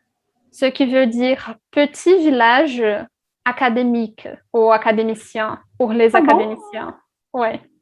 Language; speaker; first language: French; non-native, fluent; Portuguese